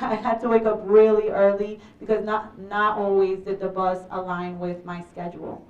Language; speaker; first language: English; early bilingual, other home language; Spanish